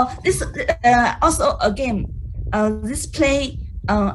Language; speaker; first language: English; non-native, learner; Chinese